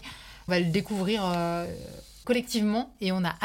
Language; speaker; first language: French; native; French